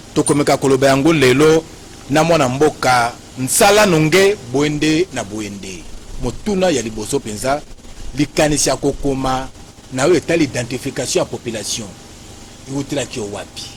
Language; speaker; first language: Lingala; native; Lingala